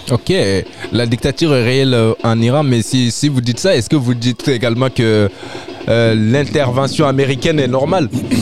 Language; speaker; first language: French; native; French